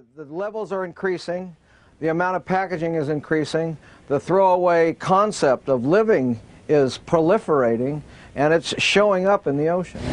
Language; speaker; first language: English; native; English